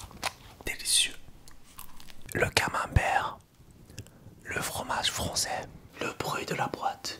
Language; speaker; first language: French; non-native, fluent; Japanese